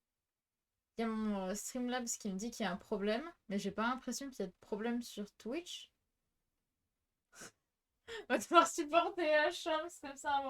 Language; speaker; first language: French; native; French